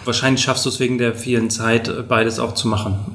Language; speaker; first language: German; native; German